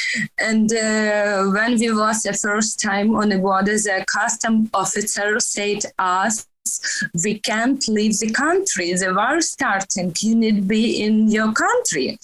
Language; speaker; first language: English; non-native, learner; Ukrainian